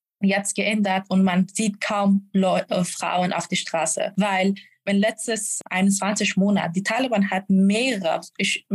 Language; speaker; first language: German; non-native, fluent; Persian